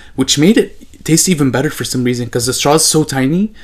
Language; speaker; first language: English; non-native, fluent; Arabic